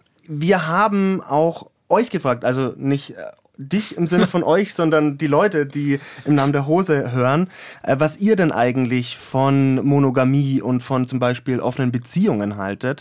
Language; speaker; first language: German; native; German